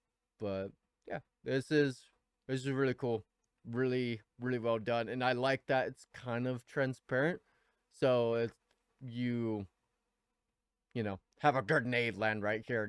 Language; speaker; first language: English; native; English